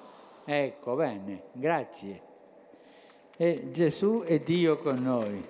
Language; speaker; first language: Italian; non-native, fluent; Spanish